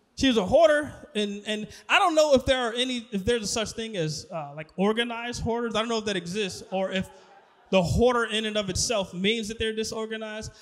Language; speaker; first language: English; native; English